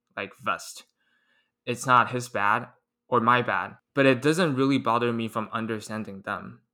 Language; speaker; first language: English; non-native, fluent; Chinese